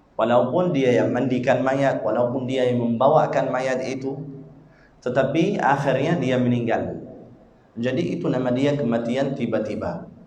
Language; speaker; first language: Malay; non-native, fluent; Arabic